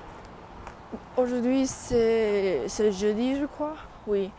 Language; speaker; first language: French; non-native, learner; English